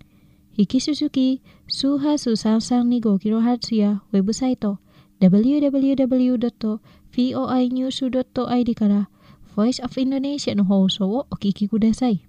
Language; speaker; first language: Japanese; non-native, fluent; Indonesian